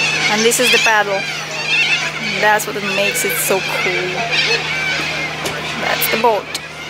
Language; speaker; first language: English; non-native, fluent; Russian